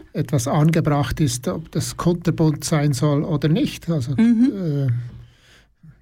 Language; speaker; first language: German; native; German